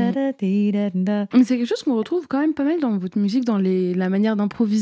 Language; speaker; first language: French; early bilingual, other home language; Arabic